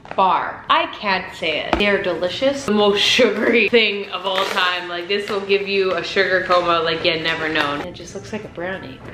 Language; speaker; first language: English; native; English